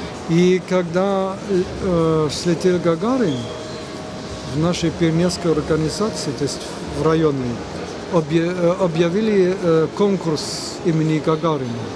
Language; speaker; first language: Russian; non-native, fluent; German